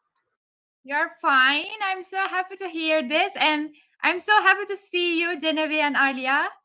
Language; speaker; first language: English; non-native, fluent; Turkish